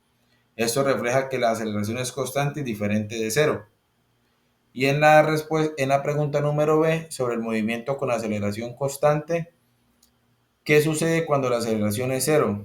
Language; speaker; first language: Spanish; native; Spanish